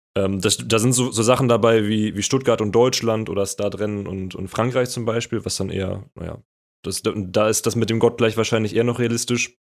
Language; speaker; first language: German; native; German